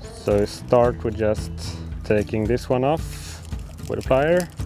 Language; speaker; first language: English; non-native, fluent; Swedish